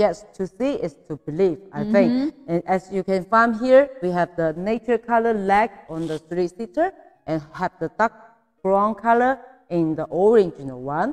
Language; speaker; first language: English; non-native, fluent; Chinese